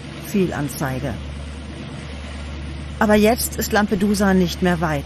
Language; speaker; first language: German; native; German